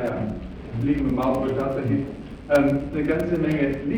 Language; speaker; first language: German; native; German